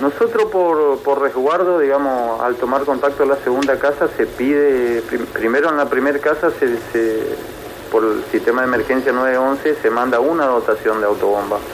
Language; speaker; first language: Spanish; native; Spanish